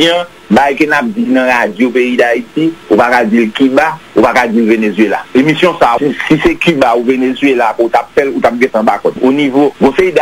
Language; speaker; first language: French; non-native, local second language; Haitian Creole